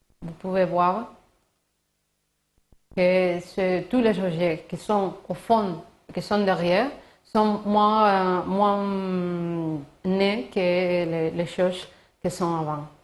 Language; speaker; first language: French; non-native, learner; Spanish